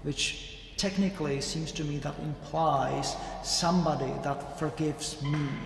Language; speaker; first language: English; non-native, fluent; Czech